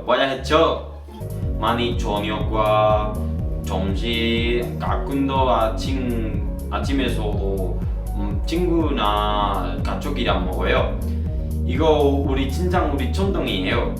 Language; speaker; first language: Korean; non-native, learner; Spanish